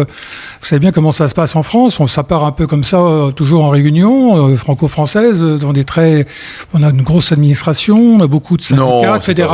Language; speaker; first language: French; native; French